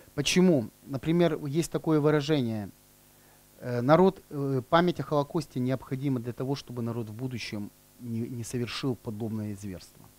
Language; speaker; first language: Russian; native; Russian